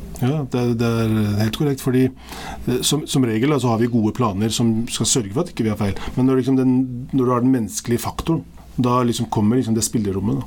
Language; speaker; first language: Norwegian; early bilingual, other home language; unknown